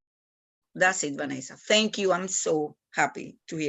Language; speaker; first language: English; non-native, fluent; Spanish